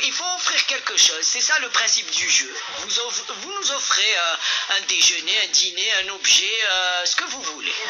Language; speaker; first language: French; non-native, local second language; Arabic